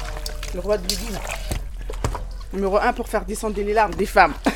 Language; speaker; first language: French; non-native, learner; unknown